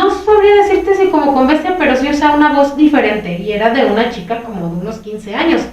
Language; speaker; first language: Spanish; native; Spanish